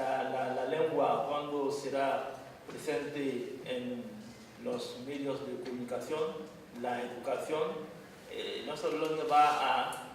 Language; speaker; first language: Spanish; non-native, fluent; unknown